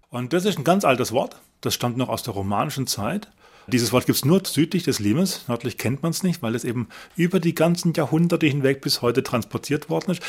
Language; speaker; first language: German; native; German